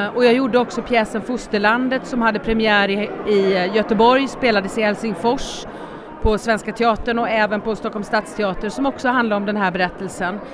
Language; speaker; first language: Swedish; native; Swedish